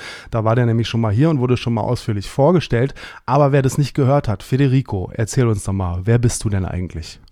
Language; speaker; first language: German; native; German